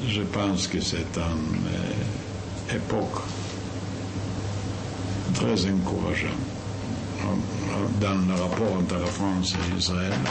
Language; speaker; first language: French; non-native, fluent; Yiddish